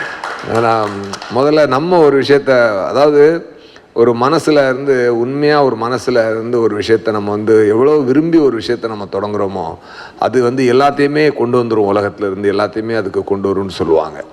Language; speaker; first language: Tamil; native; Tamil